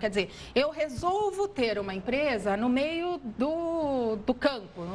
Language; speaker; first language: Portuguese; native; Portuguese